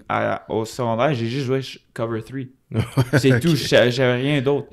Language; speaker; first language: French; native; French